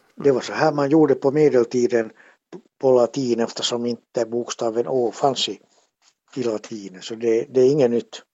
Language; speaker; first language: Swedish; native; Swedish